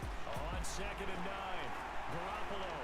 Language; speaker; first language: English; native; English